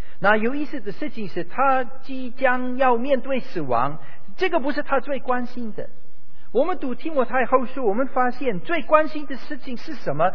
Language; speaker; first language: Chinese; non-native, fluent; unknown